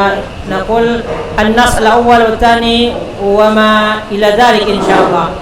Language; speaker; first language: Arabic; non-native, fluent; Indonesian